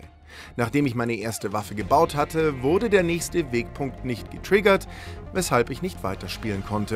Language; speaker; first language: German; native; German